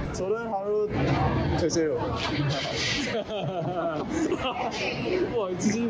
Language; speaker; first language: Korean; non-native, learner; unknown